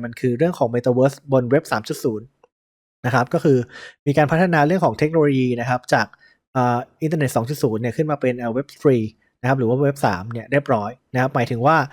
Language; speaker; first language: Thai; native; Thai